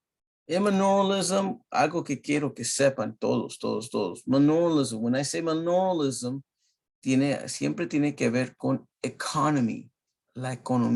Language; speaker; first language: Spanish; early bilingual, heritage; Spanish